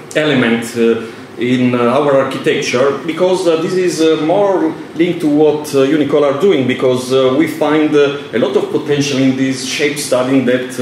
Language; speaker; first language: English; non-native, fluent; Italian